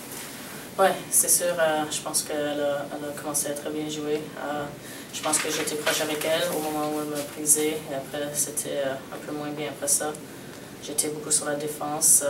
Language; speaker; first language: French; non-native, local second language; English